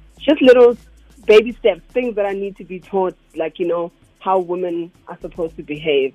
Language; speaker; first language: English; non-native, local second language; Zulu